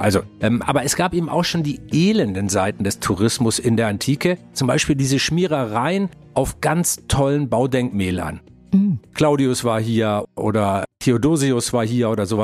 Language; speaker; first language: German; native; German